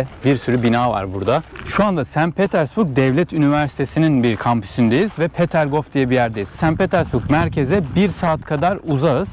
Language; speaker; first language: Turkish; native; Turkish